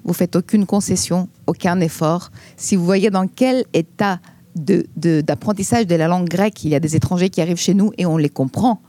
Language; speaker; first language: French; non-native, fluent; Greek